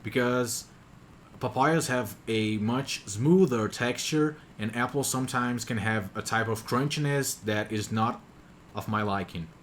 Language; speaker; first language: English; non-native, fluent; Portuguese